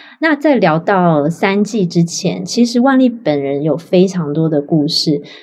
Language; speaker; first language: Chinese; native; Chinese